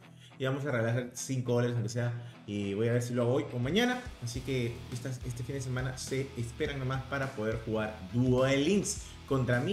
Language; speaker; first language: Spanish; native; Spanish